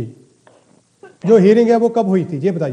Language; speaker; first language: Hindi; native; Hindi